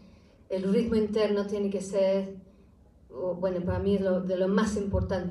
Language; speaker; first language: Spanish; non-native, fluent; English